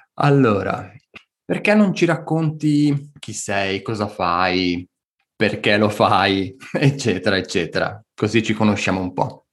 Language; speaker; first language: Italian; native; Italian